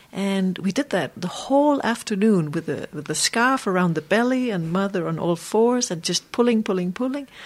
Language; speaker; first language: English; non-native, fluent; Danish